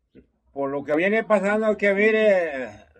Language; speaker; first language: Spanish; native; Spanish